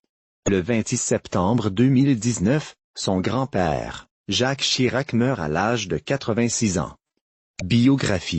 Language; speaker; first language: French; native; French